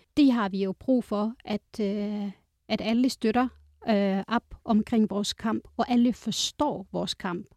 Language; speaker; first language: Danish; non-native, fluent; Arabic